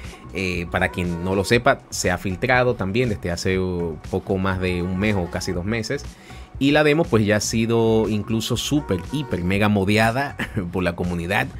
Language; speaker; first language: Spanish; native; Spanish